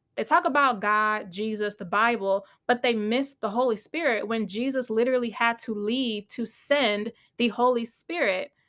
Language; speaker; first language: English; native; English